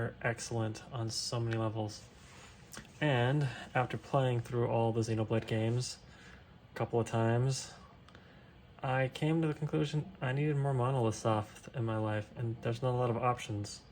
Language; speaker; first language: English; native; English